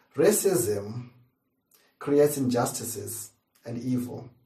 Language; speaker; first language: English; non-native, local second language; Shona